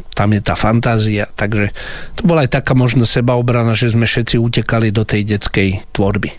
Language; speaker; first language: Slovak; native; Slovak